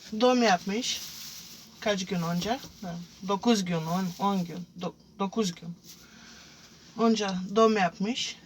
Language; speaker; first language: Turkish; non-native, fluent; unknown